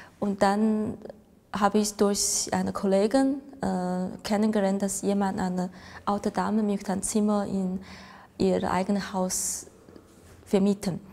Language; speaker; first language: German; non-native, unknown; Chinese